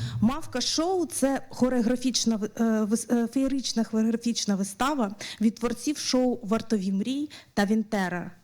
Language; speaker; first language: Ukrainian; native; Ukrainian